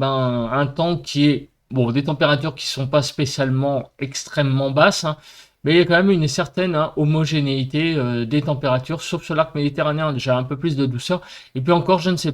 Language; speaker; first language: French; native; French